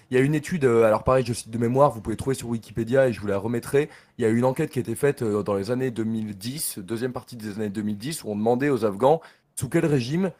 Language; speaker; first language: French; native; French